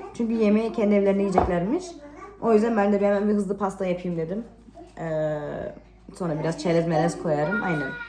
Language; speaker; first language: Turkish; early bilingual, heritage; Turkish